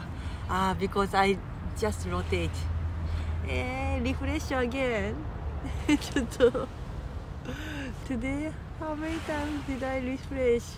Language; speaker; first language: English; non-native, fluent; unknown